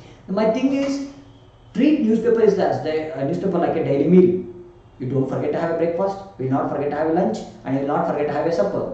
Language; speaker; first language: English; non-native, local second language; Kannada